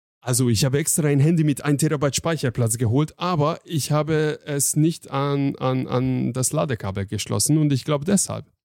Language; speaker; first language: German; non-native, fluent; Hungarian